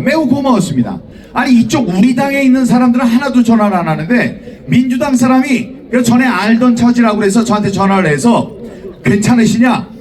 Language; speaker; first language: Korean; native; Korean